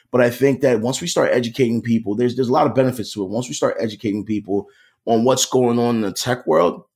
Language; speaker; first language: English; native; English